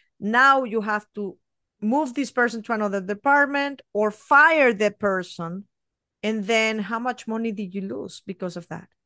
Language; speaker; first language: English; non-native, fluent; Spanish